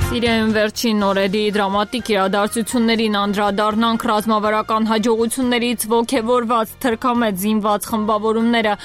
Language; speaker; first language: Armenian; native; Armenian